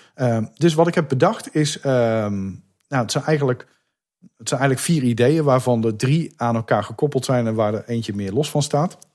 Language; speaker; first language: Dutch; native; Dutch